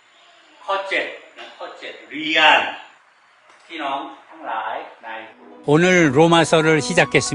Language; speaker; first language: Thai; non-native, fluent; Korean